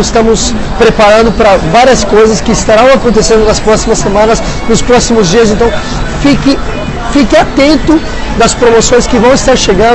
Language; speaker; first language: Portuguese; non-native, fluent; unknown